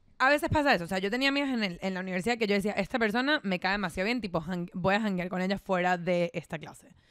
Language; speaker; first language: Spanish; native; Spanish